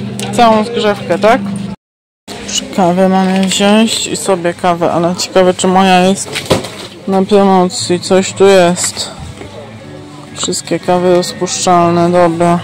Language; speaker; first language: Polish; native; Polish